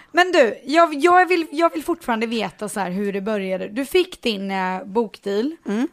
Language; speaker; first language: Swedish; native; Swedish